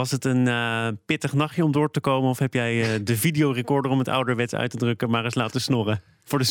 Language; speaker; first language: Dutch; native; Dutch